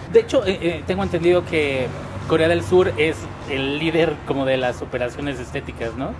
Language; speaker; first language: Spanish; native; Spanish